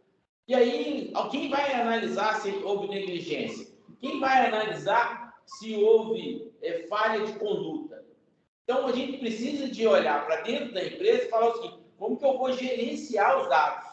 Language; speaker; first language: Portuguese; native; Portuguese